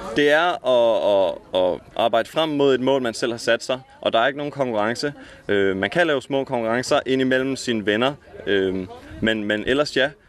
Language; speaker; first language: Danish; native; Danish